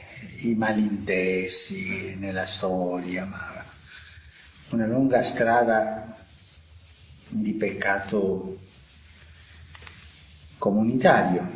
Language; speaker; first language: Italian; non-native, fluent; Spanish